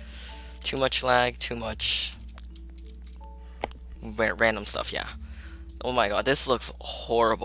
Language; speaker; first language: English; native; English